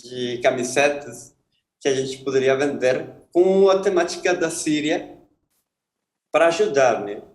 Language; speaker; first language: Portuguese; non-native, fluent; Spanish